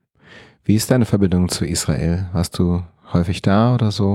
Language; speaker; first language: German; native; German